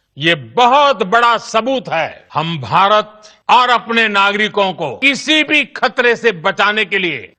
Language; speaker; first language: Hindi; non-native, local second language; Gujarati